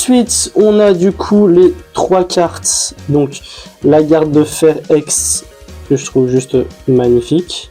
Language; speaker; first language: French; native; French